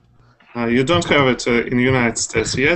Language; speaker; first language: English; non-native, fluent; Russian